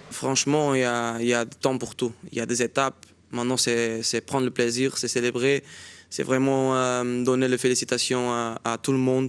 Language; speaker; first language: French; non-native, fluent; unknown